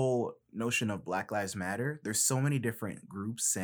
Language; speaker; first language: English; native; English